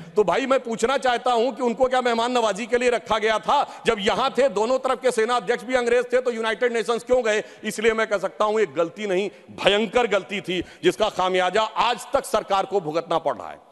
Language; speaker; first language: Hindi; native; Hindi